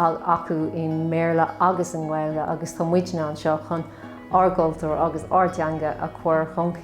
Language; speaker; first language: Irish; non-native, local second language; English